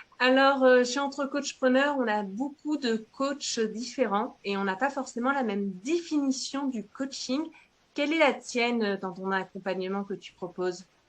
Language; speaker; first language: French; native; French